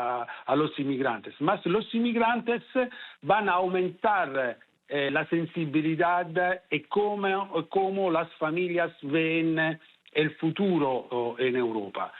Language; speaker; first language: Spanish; non-native, fluent; Italian